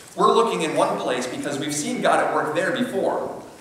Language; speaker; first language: English; native; English